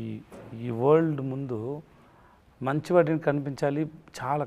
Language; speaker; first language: Telugu; non-native, local second language; Tamil